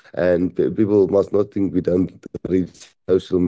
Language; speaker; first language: English; non-native, local second language; Afrikaans